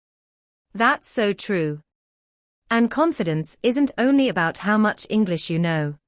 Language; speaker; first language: English; native; English